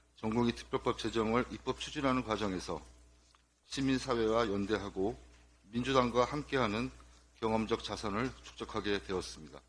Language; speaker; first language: Korean; native; Korean